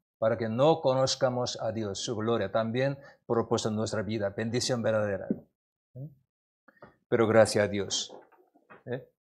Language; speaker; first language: Spanish; non-native, learner; Korean